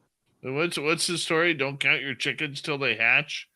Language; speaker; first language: English; native; English